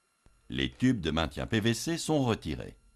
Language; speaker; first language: French; native; French